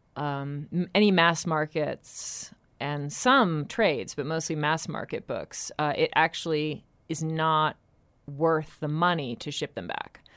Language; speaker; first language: English; native; English